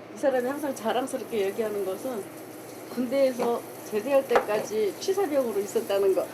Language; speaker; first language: Korean; native; Korean